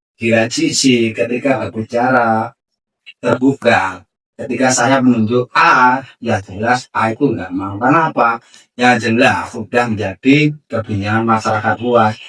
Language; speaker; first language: Indonesian; native; Indonesian